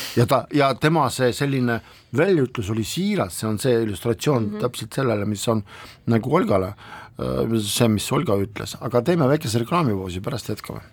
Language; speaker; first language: Estonian; non-native, local second language; Russian